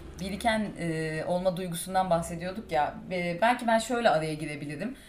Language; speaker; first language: Turkish; native; Turkish